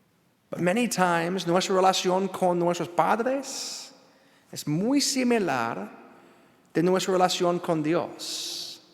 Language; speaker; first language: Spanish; non-native, learner; English